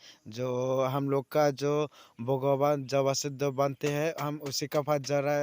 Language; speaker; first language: Hindi; non-native, local second language; Chakma